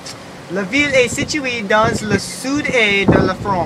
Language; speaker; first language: French; non-native, learner; English